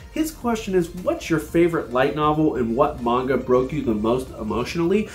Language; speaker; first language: English; native; English